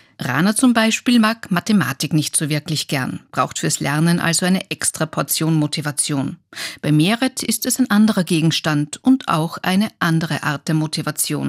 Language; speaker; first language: German; native; German